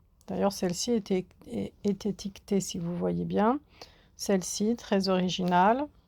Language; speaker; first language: French; native; French